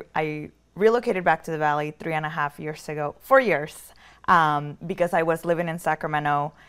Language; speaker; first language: English; early bilingual, other home language; Spanish